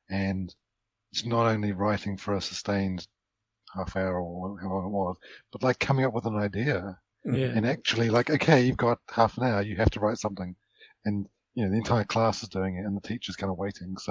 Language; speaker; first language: English; native; English